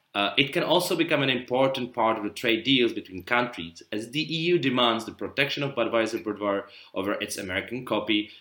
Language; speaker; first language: English; non-native, fluent; Czech